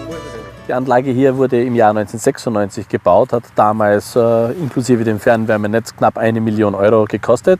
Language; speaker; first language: German; native; German